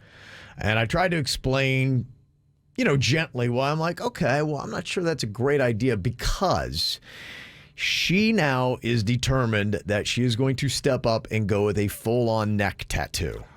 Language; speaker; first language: English; native; English